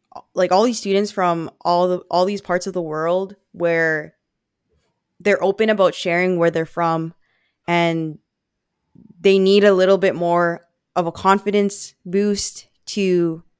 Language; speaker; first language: English; non-native, fluent; Filipino